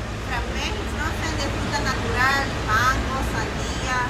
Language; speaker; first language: Spanish; native; Spanish